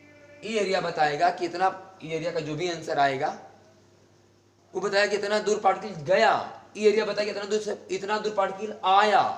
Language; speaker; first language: Hindi; native; Hindi